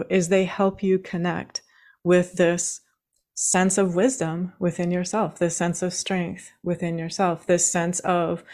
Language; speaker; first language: English; native; English